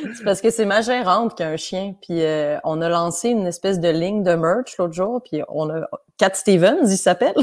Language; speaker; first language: French; native; French